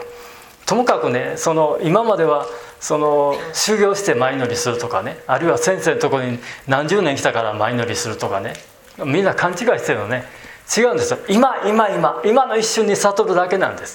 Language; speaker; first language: Japanese; native; Japanese